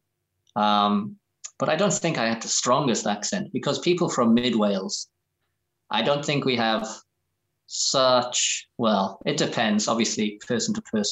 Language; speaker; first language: English; native; English